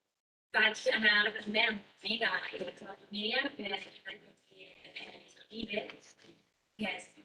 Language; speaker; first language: Catalan; non-native, fluent; English